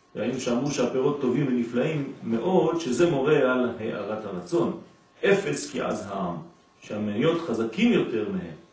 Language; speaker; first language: Hebrew; non-native, fluent; French